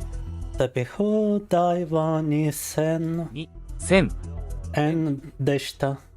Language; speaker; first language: Japanese; non-native, learner; Russian